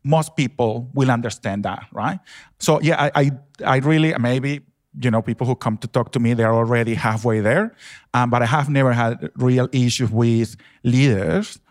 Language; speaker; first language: English; non-native, fluent; Spanish